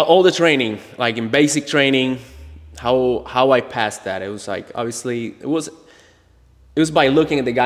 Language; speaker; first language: English; non-native, fluent; Spanish